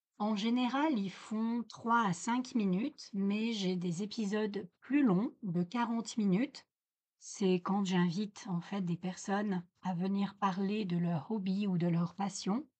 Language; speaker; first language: French; native; French